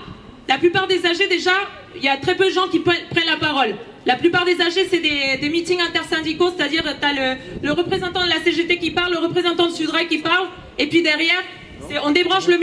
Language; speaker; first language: French; native; French